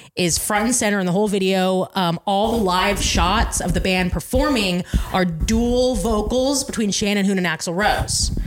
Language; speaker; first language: English; native; English